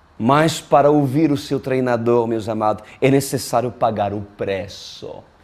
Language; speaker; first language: Portuguese; non-native, fluent; French